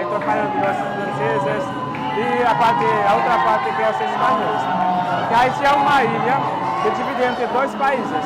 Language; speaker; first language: Portuguese; non-native, fluent; Haitian Creole